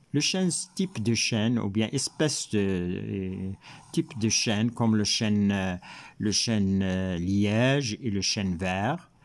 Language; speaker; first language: French; non-native, local second language; Arabic